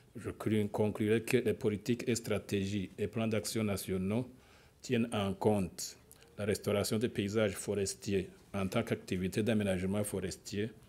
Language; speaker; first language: French; non-native, local second language; Rundi